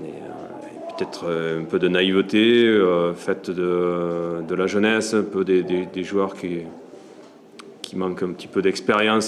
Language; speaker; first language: French; native; French